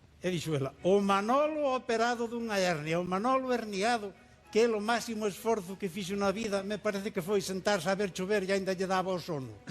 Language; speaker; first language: Galician; native; Galician